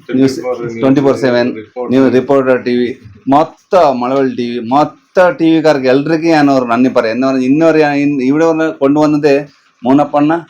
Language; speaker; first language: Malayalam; non-native, learner; Kannada